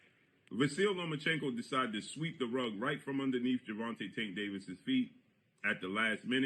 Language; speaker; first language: English; native; English